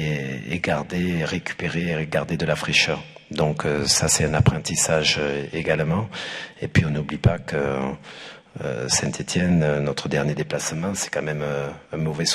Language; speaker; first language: French; native; French